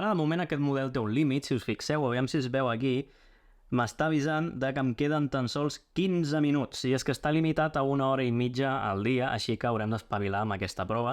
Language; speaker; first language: Catalan; native; Catalan